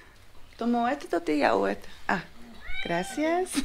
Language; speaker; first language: Spanish; non-native, learner; Dutch